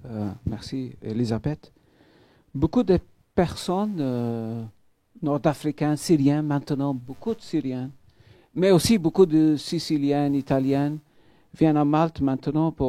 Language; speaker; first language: French; non-native, fluent; Maltese